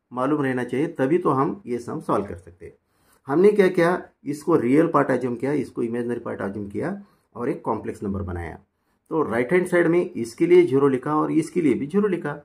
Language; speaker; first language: Hindi; non-native, local second language; Marathi